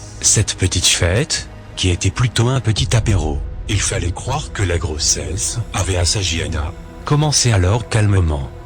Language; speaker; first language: French; native; French